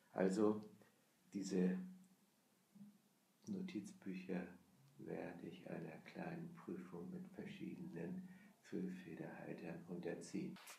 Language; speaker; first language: German; native; German